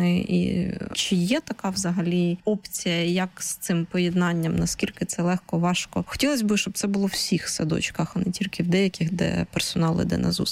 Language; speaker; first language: Ukrainian; native; Ukrainian